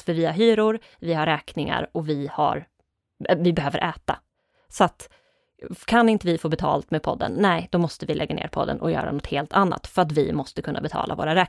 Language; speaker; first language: Swedish; native; Swedish